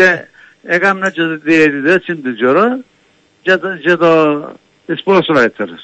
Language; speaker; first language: Greek; non-native, local second language; Turkish